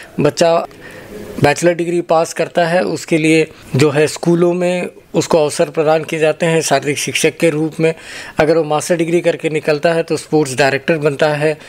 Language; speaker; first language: Hindi; native; Hindi